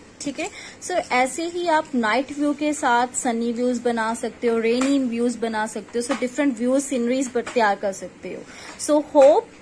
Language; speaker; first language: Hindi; non-native, local second language; Punjabi